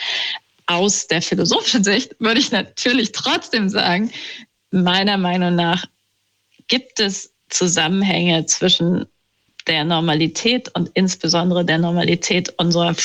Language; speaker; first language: German; native; German